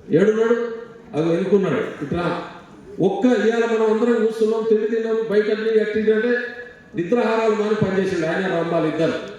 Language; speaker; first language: Telugu; non-native, local second language; Lambadi